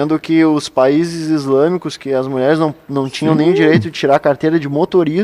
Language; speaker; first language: Portuguese; native; Portuguese